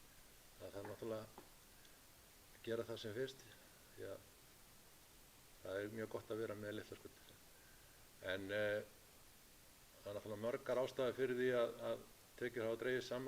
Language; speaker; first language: Icelandic; native; Icelandic